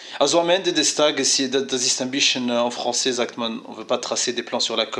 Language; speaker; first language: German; non-native, fluent; French